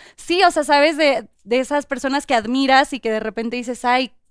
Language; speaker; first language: Spanish; native; Spanish